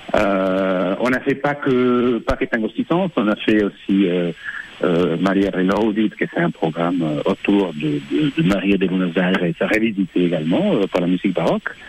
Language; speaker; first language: French; non-native, fluent; Spanish